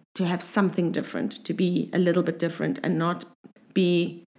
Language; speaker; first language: English; native; English